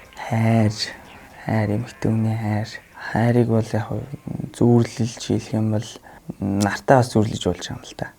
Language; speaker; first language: Mongolian; non-native, fluent; Russian